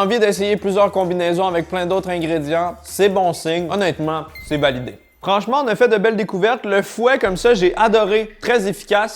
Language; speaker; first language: French; native; French